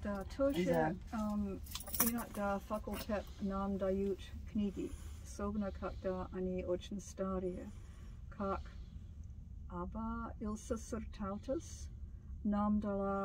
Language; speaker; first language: Russian; non-native, learner; English